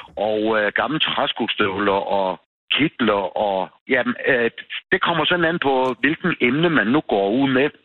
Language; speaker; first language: Danish; native; Danish